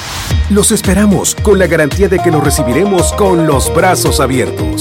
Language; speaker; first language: Spanish; native; Spanish